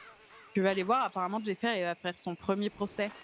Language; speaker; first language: French; native; French